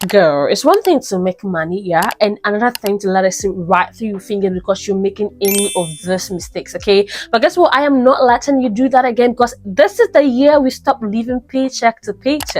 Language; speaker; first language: English; native; English